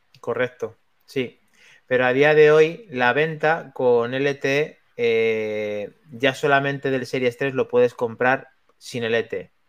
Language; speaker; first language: Spanish; native; Spanish